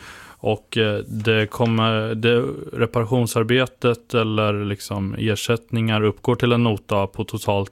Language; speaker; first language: Swedish; native; Swedish